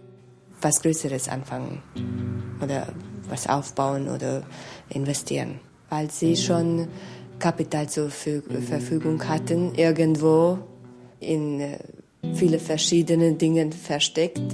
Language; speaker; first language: German; non-native, fluent; Hungarian